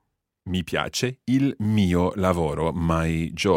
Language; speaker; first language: Italian; non-native, fluent; English